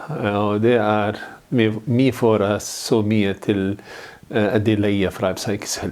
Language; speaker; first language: Norwegian; non-native, learner; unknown